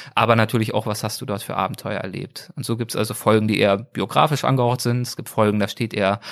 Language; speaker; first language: German; native; German